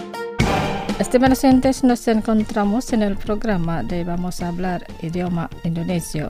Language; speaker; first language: Spanish; non-native, fluent; Indonesian